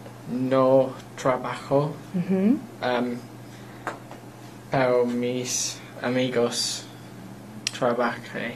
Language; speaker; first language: Spanish; non-native, learner; English